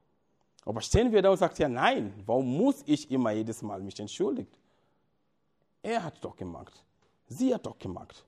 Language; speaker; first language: German; non-native, fluent; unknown